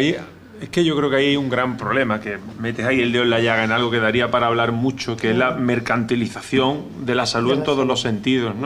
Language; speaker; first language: Spanish; native; Spanish